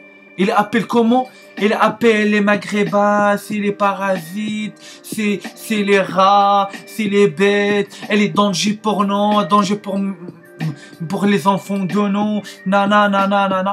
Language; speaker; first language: French; non-native, learner; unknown